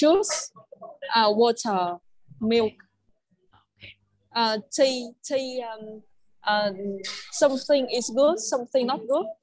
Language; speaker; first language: English; non-native, learner; Vietnamese